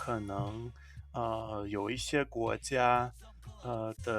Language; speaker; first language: Chinese; non-native, fluent; English